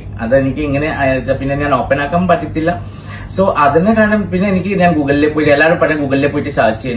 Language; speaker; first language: Malayalam; non-native, learner; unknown